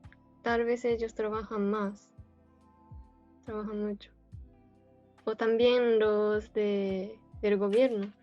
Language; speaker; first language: Spanish; non-native, fluent; Japanese